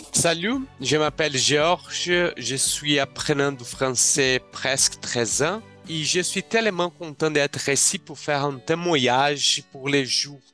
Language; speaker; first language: French; non-native, learner; Portuguese